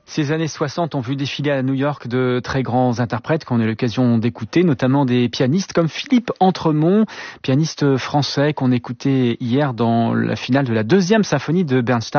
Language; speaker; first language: French; native; French